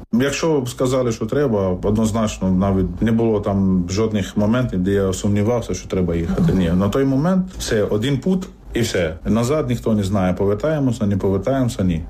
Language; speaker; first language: Ukrainian; non-native, fluent; Arabic